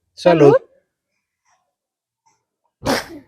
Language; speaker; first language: Spanish; native; Spanish